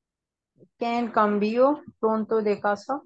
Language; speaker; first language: Spanish; non-native, learner; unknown